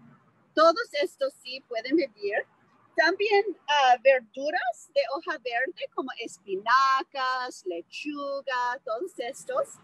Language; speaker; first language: Spanish; non-native, fluent; English